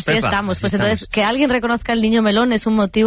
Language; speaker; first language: Spanish; native; Spanish